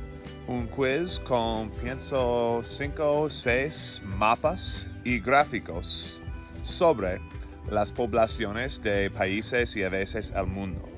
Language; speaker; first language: Spanish; non-native, fluent; English